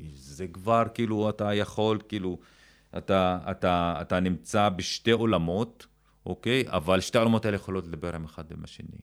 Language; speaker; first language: Hebrew; non-native, local second language; Arabic